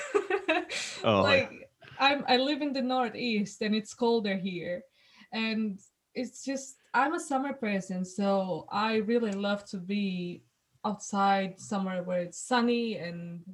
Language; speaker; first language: English; non-native, fluent; Romanian